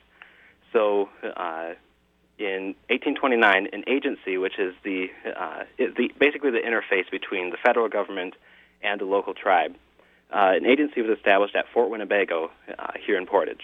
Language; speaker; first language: English; native; English